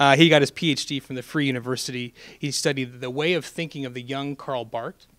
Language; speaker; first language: English; native; English